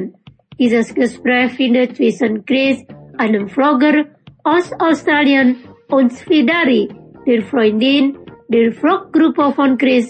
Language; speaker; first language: German; non-native, fluent; Indonesian